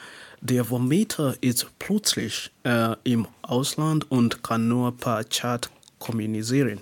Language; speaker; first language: German; non-native, learner; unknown